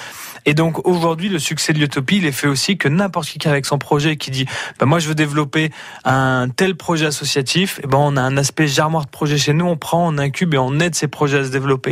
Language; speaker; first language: French; native; French